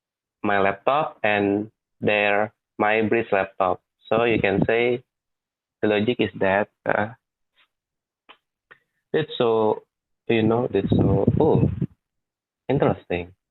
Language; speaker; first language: English; non-native, learner; Indonesian